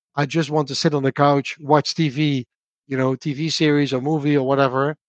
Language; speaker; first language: English; non-native, fluent; Dutch